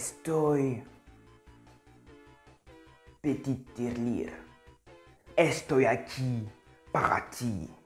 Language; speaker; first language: Spanish; non-native, learner; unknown